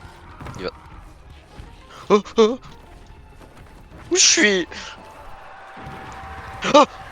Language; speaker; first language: French; native; French